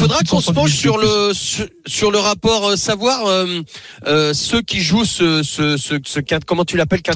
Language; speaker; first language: French; native; French